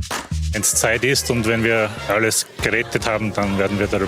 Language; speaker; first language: German; native; German